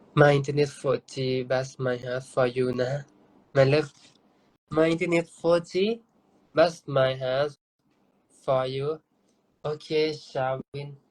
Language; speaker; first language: English; non-native, learner; Thai